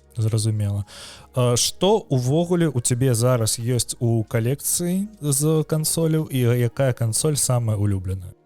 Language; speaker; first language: Belarusian; non-native, local second language; Russian